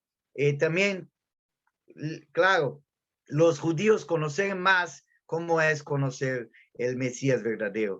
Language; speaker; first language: Spanish; non-native, learner; Portuguese